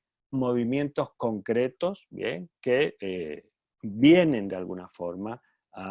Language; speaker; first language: Spanish; native; Spanish